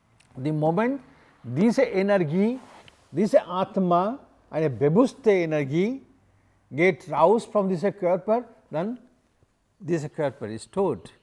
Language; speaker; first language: German; non-native, learner; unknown